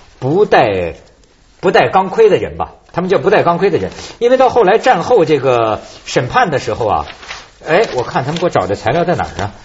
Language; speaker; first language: Chinese; native; Chinese